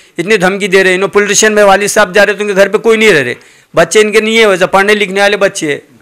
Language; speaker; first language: Hindi; non-native, local second language; Urdu